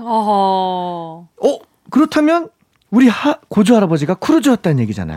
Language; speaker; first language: Korean; native; Korean